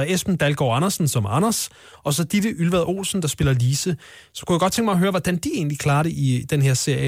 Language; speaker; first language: Danish; native; Danish